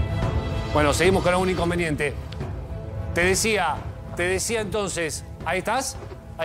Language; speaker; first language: Spanish; native; Spanish